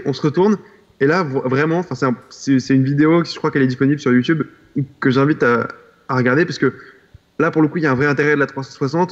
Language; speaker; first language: French; native; French